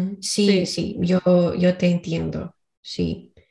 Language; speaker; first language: Spanish; non-native, learner; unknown